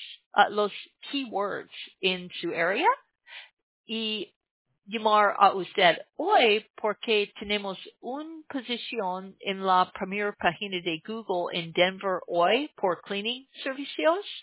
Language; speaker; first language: Spanish; non-native, learner; English